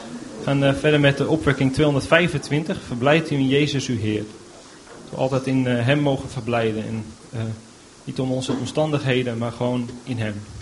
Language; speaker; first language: Dutch; native; Dutch